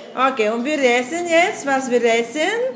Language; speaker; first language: German; non-native, learner; Bulgarian